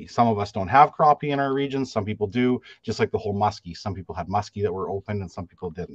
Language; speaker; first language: English; native; English